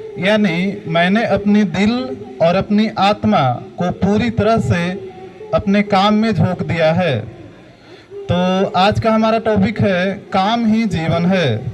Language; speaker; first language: Hindi; native; Hindi